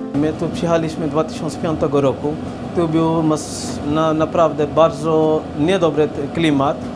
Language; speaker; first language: Polish; non-native, learner; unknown